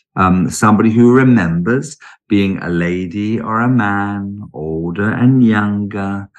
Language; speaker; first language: English; native; English